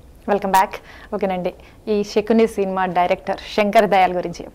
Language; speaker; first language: Telugu; native; Telugu